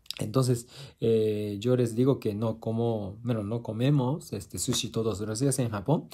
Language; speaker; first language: Spanish; non-native, fluent; Japanese